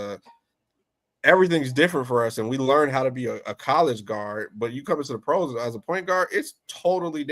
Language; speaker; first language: English; native; English